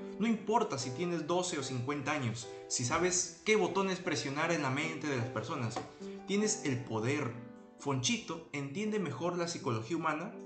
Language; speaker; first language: Spanish; native; Spanish